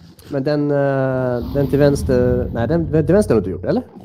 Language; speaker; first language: Swedish; native; Swedish